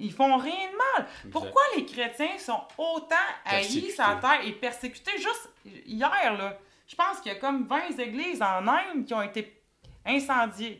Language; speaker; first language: French; native; French